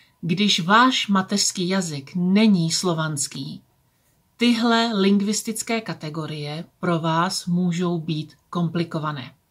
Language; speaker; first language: Czech; native; Czech